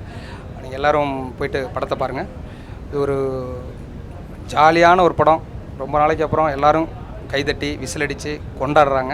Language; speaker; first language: Tamil; native; Tamil